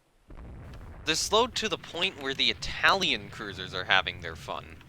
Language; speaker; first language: English; native; English